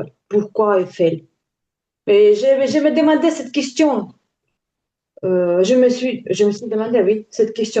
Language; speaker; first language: French; non-native, learner; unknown